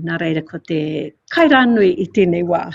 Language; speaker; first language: Māori; non-native, local second language; English